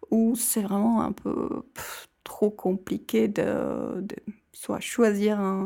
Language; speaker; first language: French; non-native, fluent; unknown